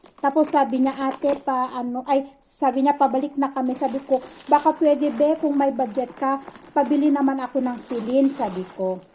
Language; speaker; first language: Filipino; native; Filipino